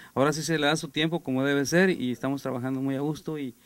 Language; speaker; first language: Spanish; native; Spanish